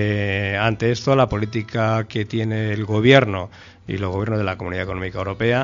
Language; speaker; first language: Spanish; native; Spanish